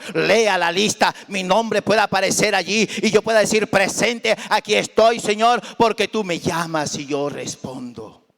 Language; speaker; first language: Spanish; native; Spanish